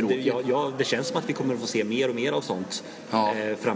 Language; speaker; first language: Swedish; native; Swedish